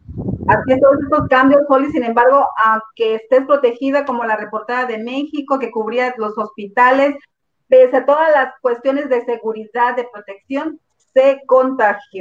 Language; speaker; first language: Spanish; native; Spanish